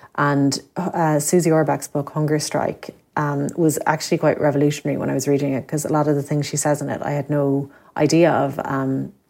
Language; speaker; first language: English; native; English